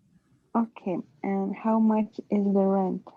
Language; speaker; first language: English; non-native, learner; Spanish